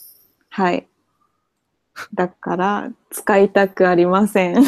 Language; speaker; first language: Japanese; non-native, fluent; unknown